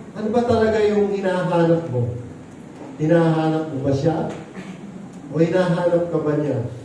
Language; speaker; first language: Filipino; non-native, local second language; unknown